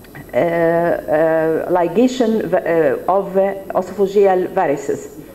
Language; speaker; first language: English; non-native, fluent; Arabic